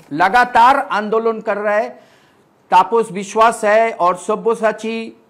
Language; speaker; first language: Hindi; non-native, local second language; Bangla